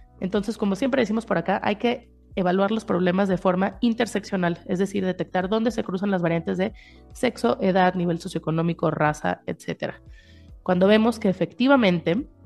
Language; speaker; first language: Spanish; native; Spanish